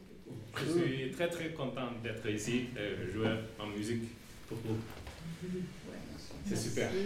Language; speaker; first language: French; non-native, learner; Finnish